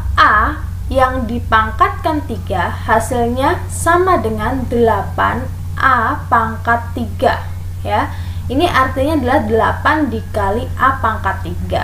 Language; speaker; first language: Indonesian; native; Indonesian